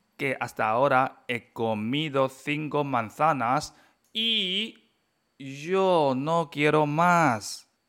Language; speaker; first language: Spanish; non-native, fluent; Chinese